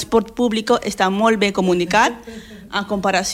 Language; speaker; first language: Catalan; non-native, learner; Spanish